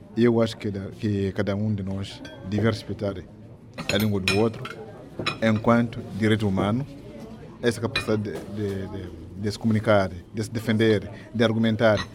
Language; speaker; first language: Portuguese; non-native, local second language; Yao